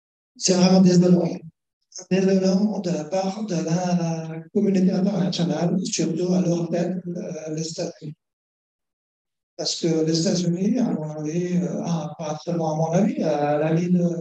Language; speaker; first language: French; non-native, fluent; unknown